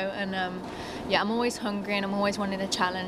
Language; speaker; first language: English; native; English